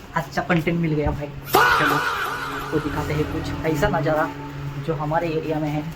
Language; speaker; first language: Hindi; non-native, local second language; Marathi